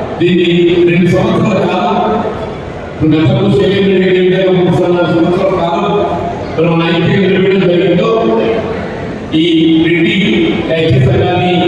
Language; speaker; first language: Telugu; native; Telugu